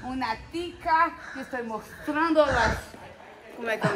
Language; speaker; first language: Spanish; non-native, learner; Portuguese